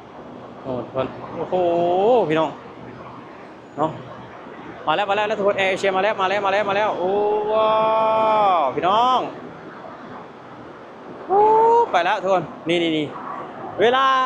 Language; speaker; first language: Thai; non-native, local second language; Lao